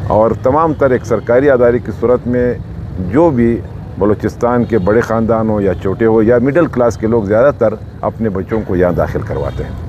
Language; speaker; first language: Urdu; non-native, local second language; Pashto